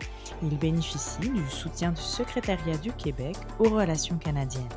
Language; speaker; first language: French; native; French